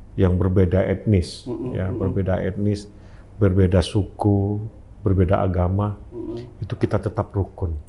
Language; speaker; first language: Indonesian; native; Indonesian